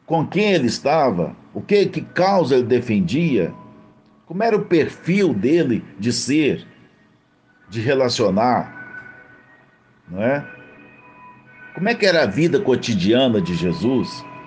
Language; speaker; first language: Portuguese; native; Portuguese